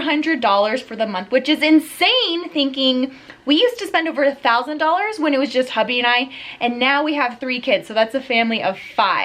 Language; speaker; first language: English; native; English